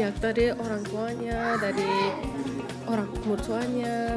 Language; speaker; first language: Indonesian; non-native, fluent; Turkish